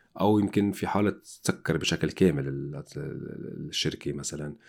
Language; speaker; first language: Arabic; native; Arabic